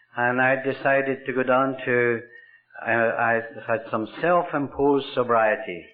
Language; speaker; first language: English; native; English